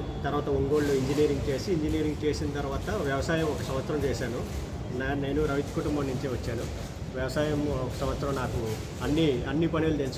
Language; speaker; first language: Telugu; native; Telugu